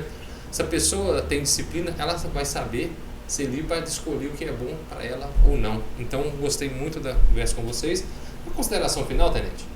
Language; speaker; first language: Portuguese; native; Portuguese